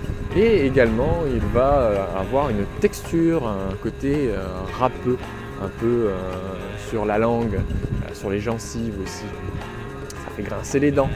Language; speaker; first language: French; native; French